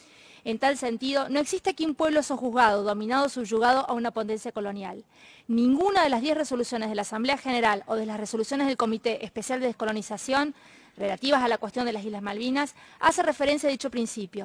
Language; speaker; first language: Spanish; native; Spanish